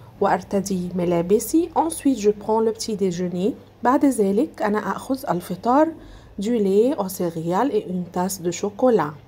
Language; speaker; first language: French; non-native, fluent; Arabic